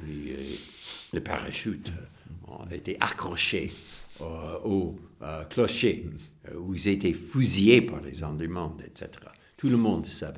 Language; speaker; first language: French; non-native, fluent; English